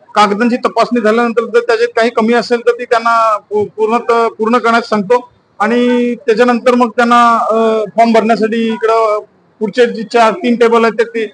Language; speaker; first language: Marathi; native; Marathi